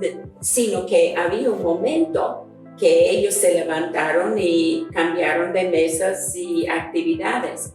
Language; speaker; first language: Spanish; non-native, fluent; English